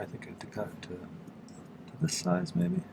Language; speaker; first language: English; native; English